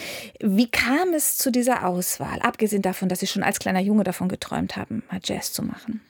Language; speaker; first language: German; native; German